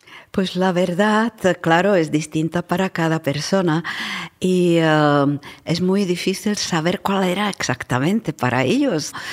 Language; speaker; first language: Spanish; non-native, fluent; Czech